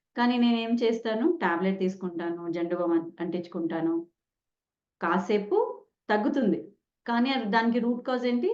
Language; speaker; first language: Telugu; non-native, local second language; Kannada